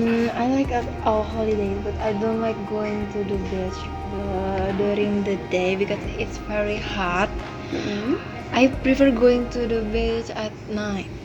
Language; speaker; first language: English; non-native, learner; Indonesian